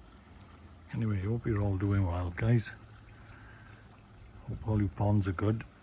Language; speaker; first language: English; native; English